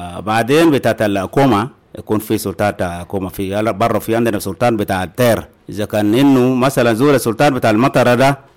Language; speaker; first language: Arabic; non-native, local second language; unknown